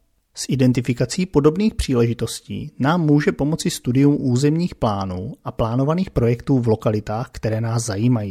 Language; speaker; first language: Czech; native; Czech